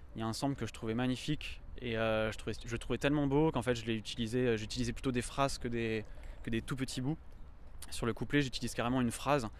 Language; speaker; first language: French; native; French